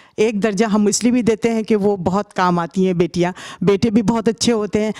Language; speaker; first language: Urdu; native; Urdu